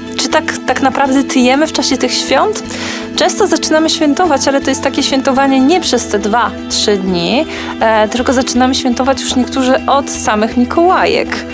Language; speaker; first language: Polish; native; Polish